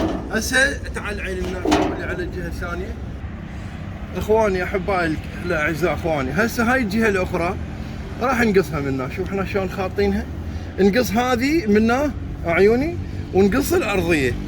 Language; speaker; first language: Arabic; native; Arabic